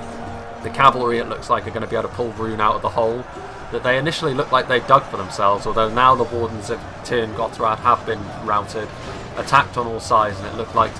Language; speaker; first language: English; native; English